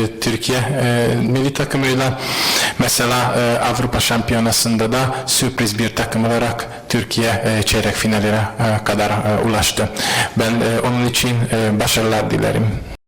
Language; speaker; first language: Turkish; non-native, fluent; Hungarian